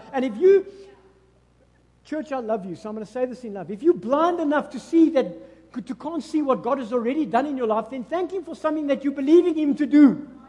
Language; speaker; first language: English; non-native, local second language; Afrikaans